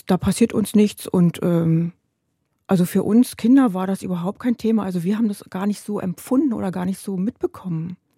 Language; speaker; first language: German; native; German